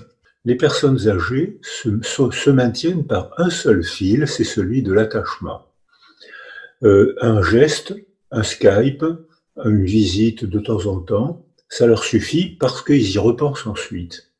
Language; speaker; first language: French; native; French